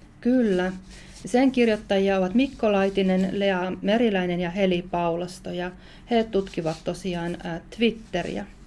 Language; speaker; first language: Finnish; native; Finnish